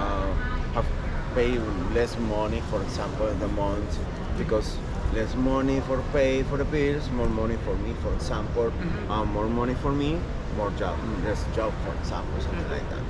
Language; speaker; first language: English; non-native, learner; Spanish